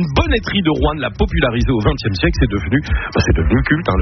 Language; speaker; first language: French; native; French